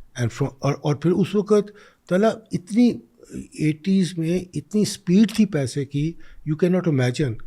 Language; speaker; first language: Urdu; non-native, local second language; Punjabi